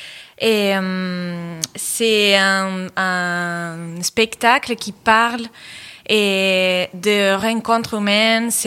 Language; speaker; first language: French; non-native, fluent; Spanish